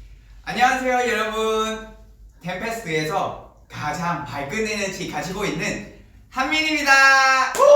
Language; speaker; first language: Korean; non-native, learner; Vietnamese